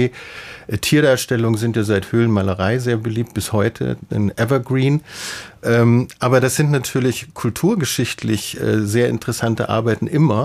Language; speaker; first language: German; native; German